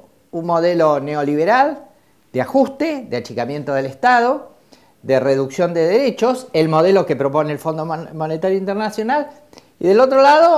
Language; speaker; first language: Spanish; native; Spanish